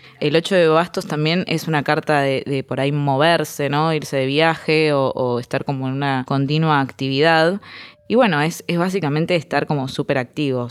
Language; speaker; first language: Spanish; native; Spanish